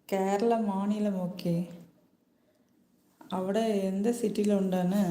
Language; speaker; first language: Malayalam; non-native, learner; Tamil